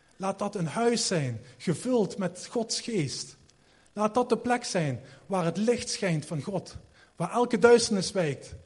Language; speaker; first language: Dutch; native; Dutch